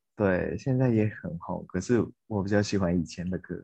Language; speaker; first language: Chinese; non-native, fluent; Japanese